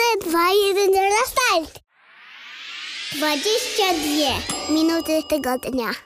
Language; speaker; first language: Polish; native; Polish